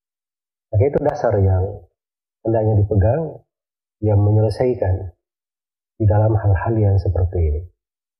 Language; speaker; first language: Indonesian; native; Indonesian